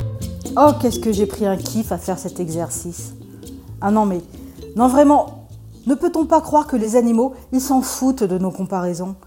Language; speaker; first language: French; native; French